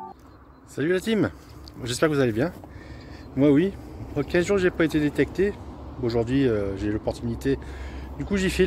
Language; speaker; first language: French; native; French